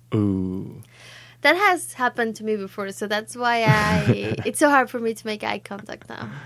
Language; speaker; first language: English; non-native, fluent; Spanish